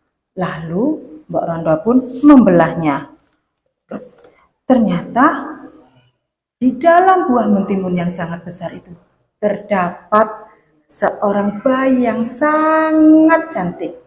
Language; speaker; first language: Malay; non-native, local second language; Javanese